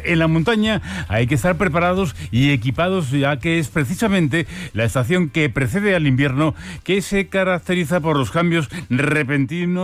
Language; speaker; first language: Spanish; native; Spanish